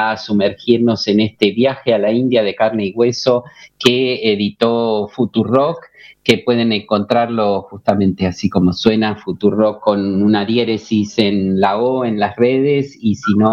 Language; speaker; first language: Spanish; native; Spanish